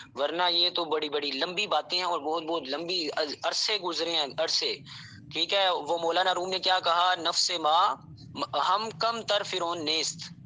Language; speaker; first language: Urdu; non-native, local second language; Punjabi